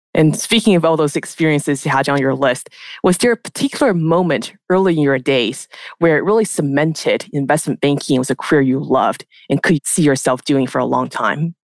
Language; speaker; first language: English; native; English